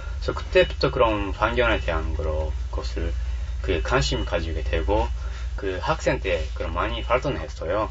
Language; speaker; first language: Korean; non-native, fluent; Japanese